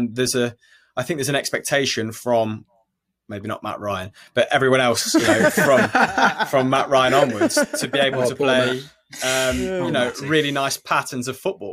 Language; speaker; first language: English; native; English